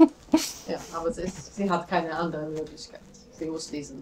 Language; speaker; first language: German; non-native, fluent; Latvian